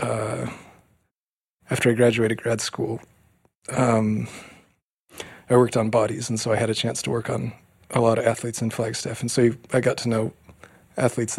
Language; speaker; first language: English; native; English